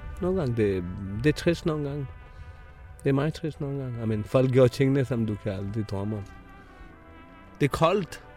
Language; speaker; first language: Danish; non-native, fluent; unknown